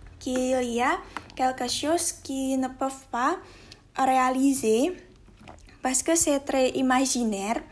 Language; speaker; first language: French; non-native, learner; Indonesian